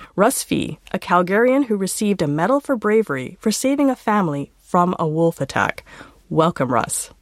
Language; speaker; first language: English; native; English